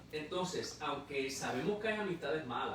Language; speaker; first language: Spanish; native; Spanish